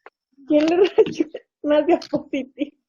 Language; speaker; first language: Spanish; native; Spanish